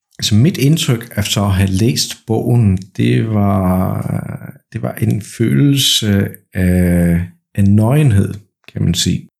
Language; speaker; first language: Danish; non-native, fluent; Polish